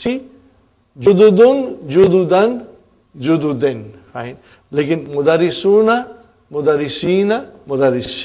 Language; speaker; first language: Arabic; non-native, fluent; Urdu